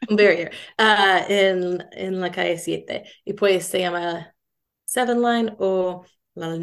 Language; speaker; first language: Spanish; non-native, learner; English